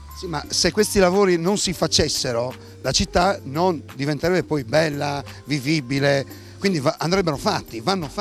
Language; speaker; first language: Italian; native; Italian